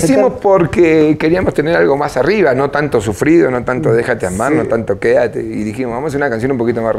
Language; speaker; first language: Spanish; native; Spanish